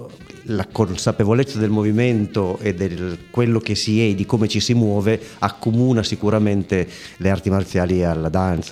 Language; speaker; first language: Italian; native; Italian